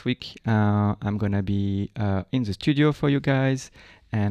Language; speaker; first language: English; non-native, fluent; French